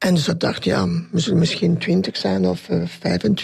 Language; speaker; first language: Dutch; non-native, local second language; French